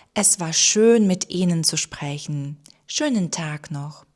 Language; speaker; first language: German; non-native, fluent; Ukrainian